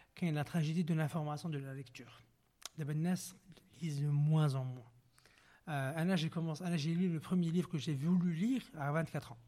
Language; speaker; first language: French; non-native, local second language; Arabic